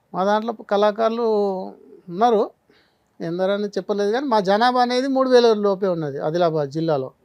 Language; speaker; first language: Telugu; non-native, local second language; Gondi